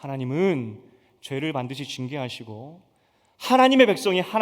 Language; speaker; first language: Korean; native; Korean